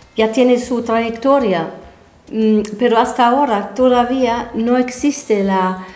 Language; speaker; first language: Spanish; non-native, fluent; German